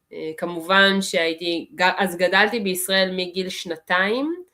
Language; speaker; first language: Hebrew; early bilingual, other home language; Russian